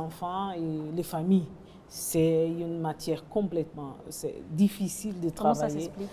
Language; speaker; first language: French; non-native, learner; Portuguese